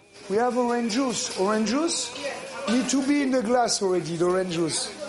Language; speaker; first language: English; non-native, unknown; French